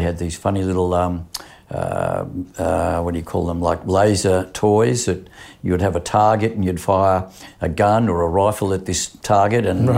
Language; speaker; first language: English; native; English